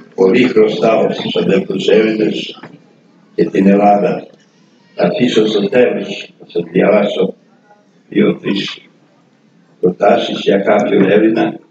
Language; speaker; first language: Greek; non-native, fluent; Serbian